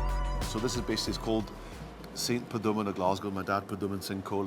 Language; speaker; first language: English; early bilingual, other home language; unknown